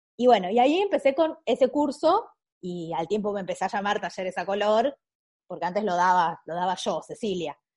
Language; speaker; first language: Spanish; native; Spanish